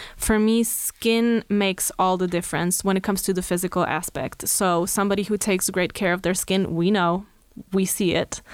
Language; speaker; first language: English; non-native, fluent; Slovenian